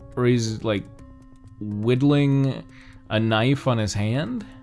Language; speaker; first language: English; native; English